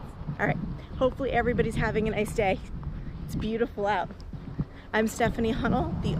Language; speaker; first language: English; native; English